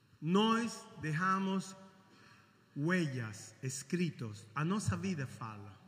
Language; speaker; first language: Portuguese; non-native, learner; Italian